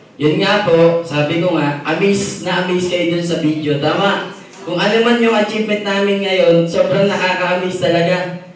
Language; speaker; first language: Filipino; native; Filipino